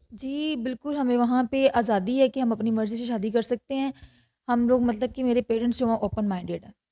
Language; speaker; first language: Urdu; native; Urdu